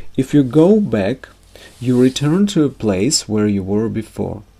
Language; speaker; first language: English; non-native, fluent; Russian